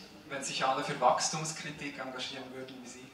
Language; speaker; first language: German; native; German